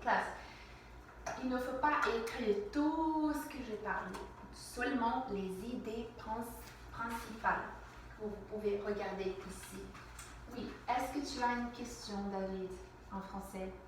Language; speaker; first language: French; non-native, fluent; English